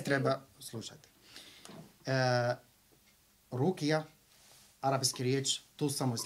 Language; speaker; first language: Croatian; non-native, learner; Arabic